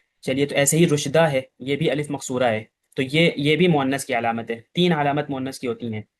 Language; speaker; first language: Urdu; native; Urdu